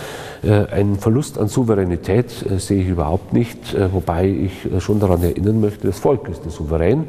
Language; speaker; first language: German; native; German